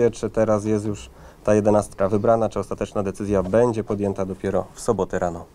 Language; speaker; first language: Polish; native; Polish